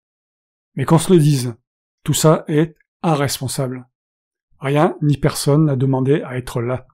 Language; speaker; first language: French; native; French